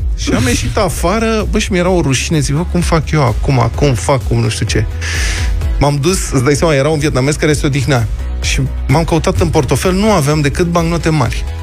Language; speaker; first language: Romanian; native; Romanian